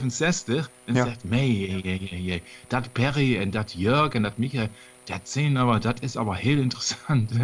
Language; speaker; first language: Dutch; non-native, learner; German